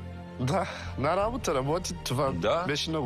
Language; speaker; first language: Bulgarian; non-native, fluent; Portuguese